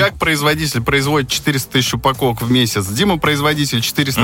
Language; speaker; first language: Russian; native; Russian